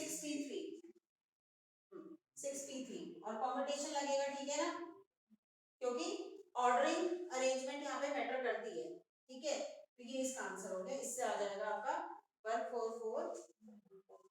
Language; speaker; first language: Hindi; native; Hindi